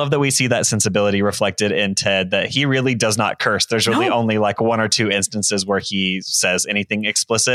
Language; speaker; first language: English; native; English